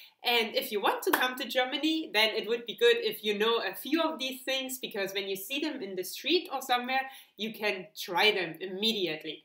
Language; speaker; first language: English; non-native, fluent; German